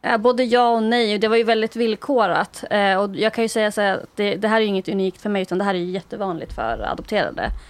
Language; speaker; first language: Swedish; early bilingual, other home language; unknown